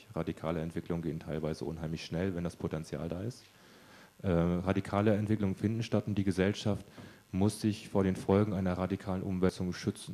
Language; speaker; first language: German; native; German